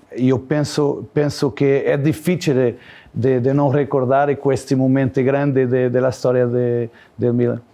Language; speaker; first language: Italian; non-native, fluent; Portuguese